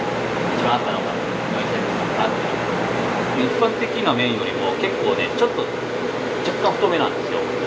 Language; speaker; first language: Japanese; native; Japanese